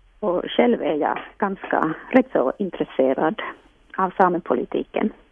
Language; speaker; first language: Swedish; non-native, local second language; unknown